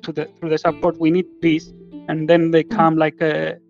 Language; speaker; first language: English; non-native, fluent; Greek